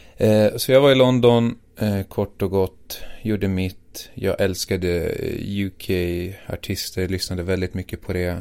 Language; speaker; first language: Swedish; native; Swedish